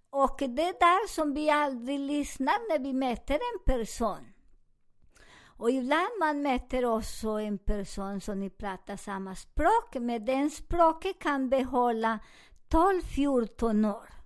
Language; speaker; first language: Swedish; non-native, learner; Spanish